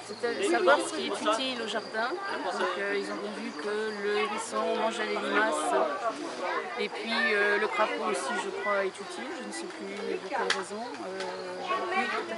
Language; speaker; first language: French; native; French